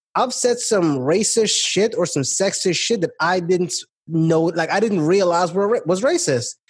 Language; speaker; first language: English; native; English